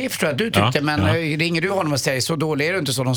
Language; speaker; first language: Swedish; native; Swedish